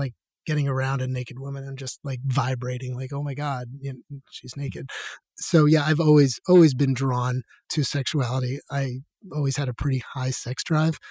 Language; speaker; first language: English; native; English